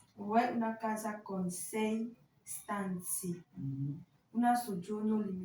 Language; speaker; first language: Italian; non-native, learner; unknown